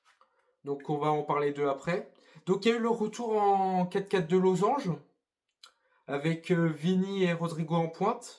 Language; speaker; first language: French; native; French